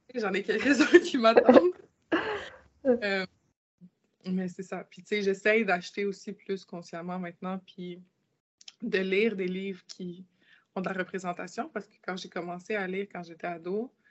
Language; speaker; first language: French; native; French